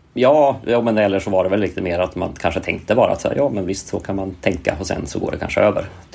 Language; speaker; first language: Swedish; native; Swedish